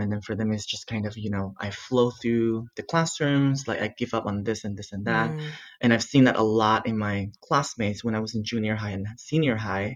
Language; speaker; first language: English; non-native, fluent; Chinese